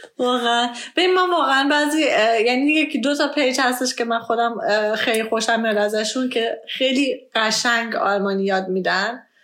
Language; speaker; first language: Persian; early bilingual, heritage; Persian